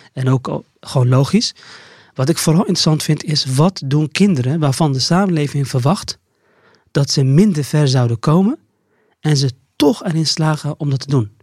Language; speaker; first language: Dutch; early bilingual, other home language; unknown